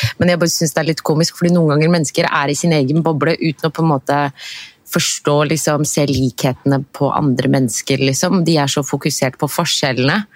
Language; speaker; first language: Norwegian; early bilingual, other home language; Arabic